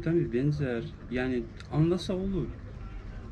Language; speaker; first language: Turkish; non-native, fluent; Russian